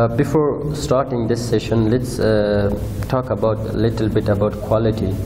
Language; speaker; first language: English; non-native, fluent; Persian